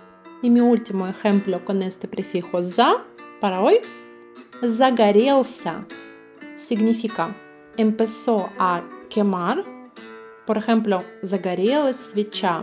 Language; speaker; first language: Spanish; non-native, fluent; Russian